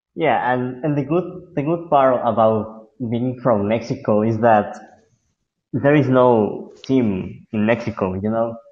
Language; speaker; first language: English; non-native, fluent; Spanish